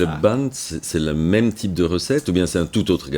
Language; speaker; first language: French; native; French